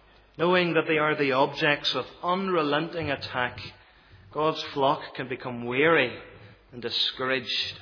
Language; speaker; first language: English; native; English